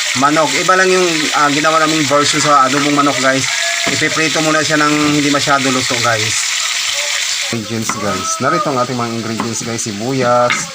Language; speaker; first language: Filipino; non-native, local second language; Cebuano